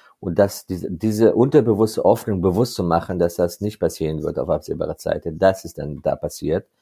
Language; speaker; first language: German; non-native, fluent; Persian